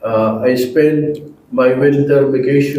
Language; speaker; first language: English; non-native, learner; Filipino